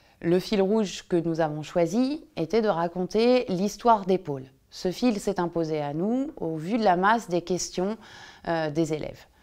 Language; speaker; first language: French; native; French